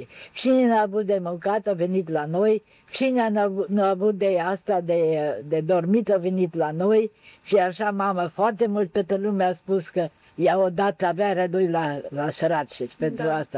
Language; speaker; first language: Romanian; non-native, local second language; German